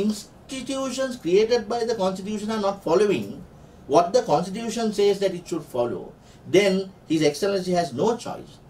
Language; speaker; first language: English; non-native, local second language; Sinhala